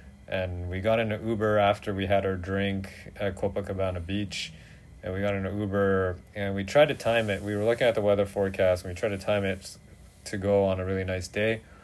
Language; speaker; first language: English; native; English